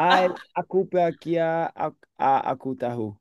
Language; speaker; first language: Indonesian; non-native, learner; English